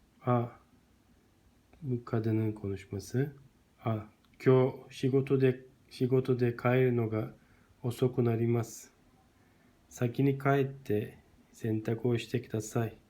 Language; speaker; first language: Japanese; non-native, fluent; Turkish